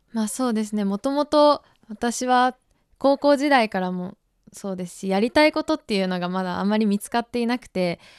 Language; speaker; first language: Japanese; native; Japanese